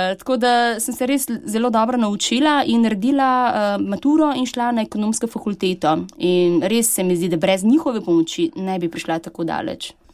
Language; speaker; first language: Slovenian; early bilingual, other home language; Chinese